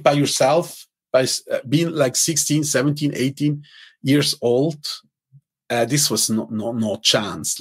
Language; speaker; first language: English; non-native, fluent; Italian